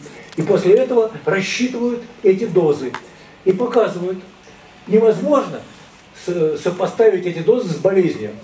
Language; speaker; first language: Russian; native; Russian